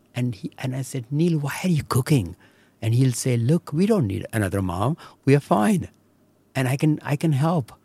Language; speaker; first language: English; non-native, local second language; Marathi